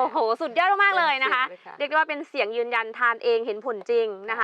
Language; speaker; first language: Thai; native; Thai